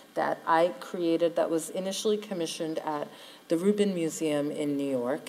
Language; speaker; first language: English; native; English